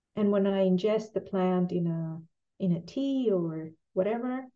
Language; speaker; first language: English; non-native, fluent; Spanish